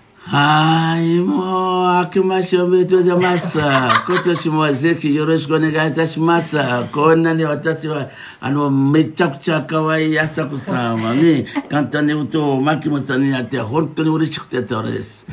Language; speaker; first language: Japanese; non-native, fluent; Yoruba